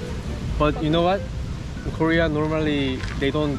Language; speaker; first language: English; non-native, learner; Korean